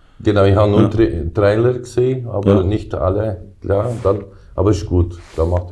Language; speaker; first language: German; non-native, learner; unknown